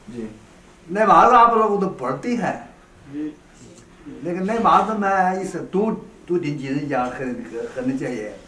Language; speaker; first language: Urdu; non-native, fluent; Chinese